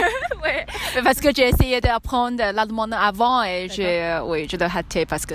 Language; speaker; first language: French; non-native, learner; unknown